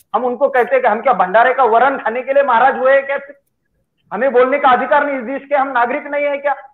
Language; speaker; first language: Hindi; non-native, local second language; Marathi